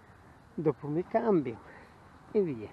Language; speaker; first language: Italian; non-native, fluent; Arabic